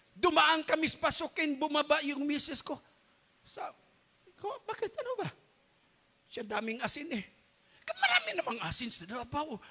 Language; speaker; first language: Filipino; non-native, local second language; Cebuano